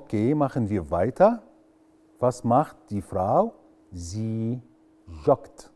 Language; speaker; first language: German; non-native, fluent; Arabic